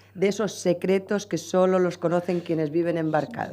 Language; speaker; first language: Spanish; non-native, local second language; Catalan